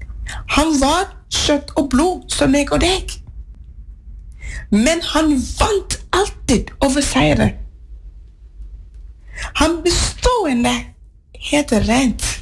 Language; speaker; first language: Norwegian; non-native, fluent; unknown